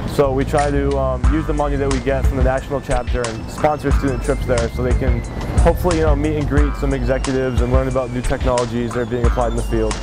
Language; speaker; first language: English; native; English